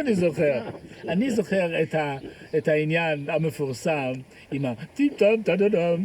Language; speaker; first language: Hebrew; native; Hebrew